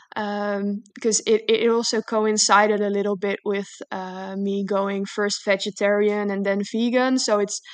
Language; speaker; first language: English; non-native, fluent; Dutch